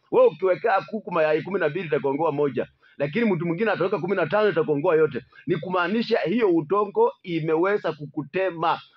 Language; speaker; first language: Swahili; non-native, local second language; Luyia